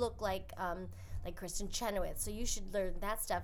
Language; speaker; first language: English; native; English